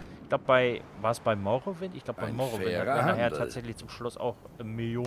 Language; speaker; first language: German; native; German